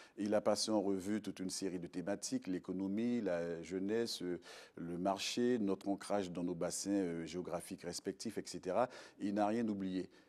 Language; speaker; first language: French; native; French